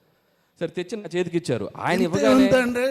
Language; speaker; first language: Telugu; native; Telugu